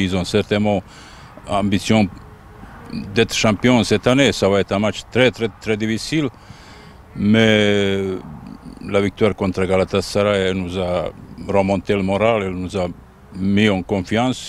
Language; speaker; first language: French; non-native, fluent; Bosnian